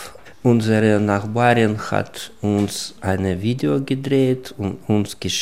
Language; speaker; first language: German; non-native, learner; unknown